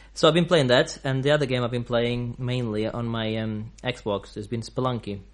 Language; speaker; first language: English; non-native, fluent; Portuguese